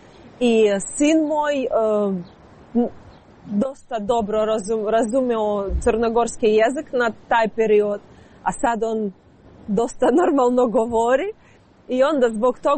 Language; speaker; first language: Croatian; non-native, learner; Ukrainian